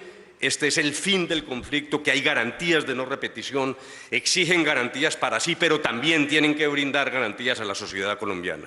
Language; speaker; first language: Spanish; native; Spanish